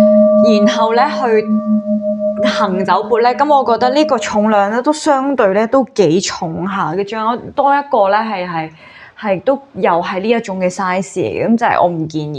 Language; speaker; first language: Cantonese; native; Cantonese